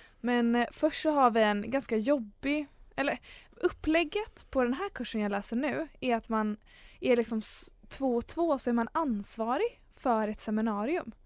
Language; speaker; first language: Swedish; native; Swedish